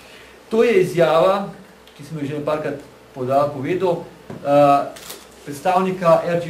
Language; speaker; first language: Slovenian; native; Slovenian